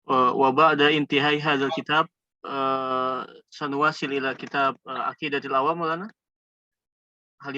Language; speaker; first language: Arabic; non-native, fluent; Indonesian